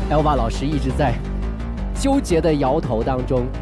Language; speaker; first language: Chinese; native; Chinese